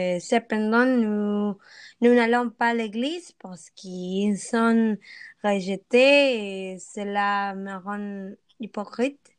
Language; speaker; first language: French; non-native, learner; Spanish